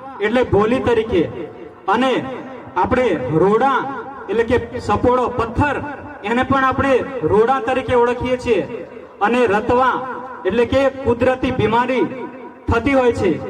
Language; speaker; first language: Gujarati; non-native, local second language; Rathawi